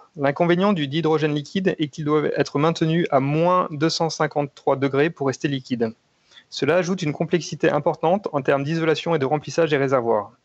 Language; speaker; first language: French; native; French